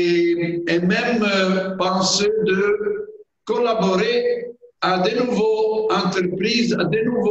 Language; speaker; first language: French; non-native, fluent; Italian